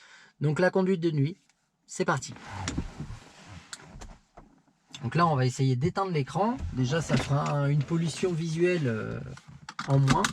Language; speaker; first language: French; native; French